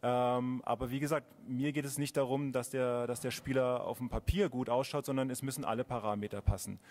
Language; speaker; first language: German; native; German